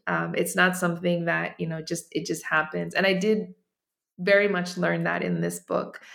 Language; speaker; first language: English; native; English